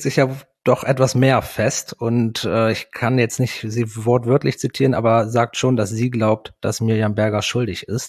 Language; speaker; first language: German; native; German